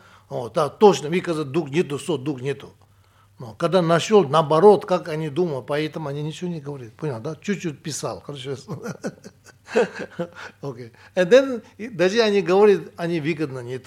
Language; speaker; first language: Russian; non-native, learner; Tibetan